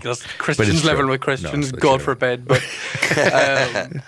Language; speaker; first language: English; native; English